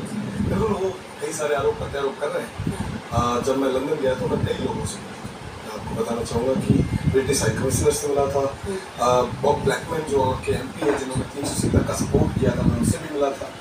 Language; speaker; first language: Hindi; non-native, local second language; Rajasthani